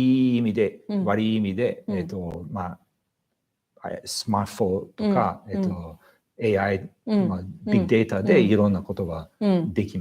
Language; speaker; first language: Japanese; non-native, fluent; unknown